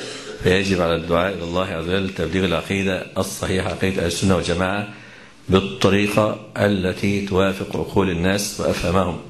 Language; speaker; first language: Arabic; native; Arabic